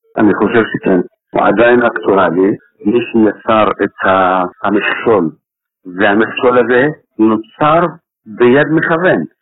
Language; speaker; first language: Hebrew; non-native, fluent; Arabic